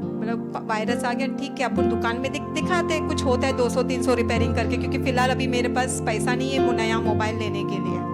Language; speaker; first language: Hindi; non-native, local second language; Marathi